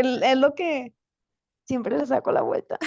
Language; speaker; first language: Spanish; native; Spanish